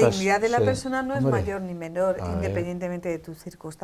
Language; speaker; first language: Spanish; native; Spanish